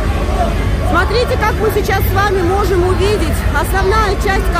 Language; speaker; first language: Russian; native; Russian